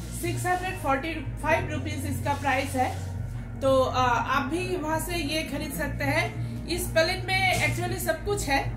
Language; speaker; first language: Hindi; non-native, local second language; Bangla